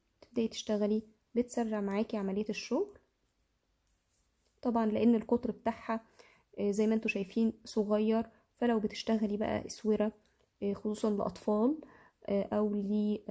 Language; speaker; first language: Arabic; native; Arabic